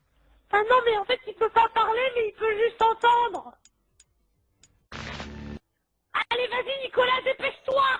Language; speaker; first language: French; native; French